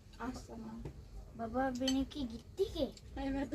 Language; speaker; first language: Turkish; non-native, learner; Indonesian